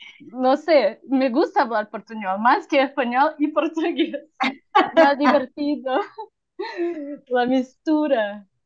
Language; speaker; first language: Spanish; non-native, learner; Portuguese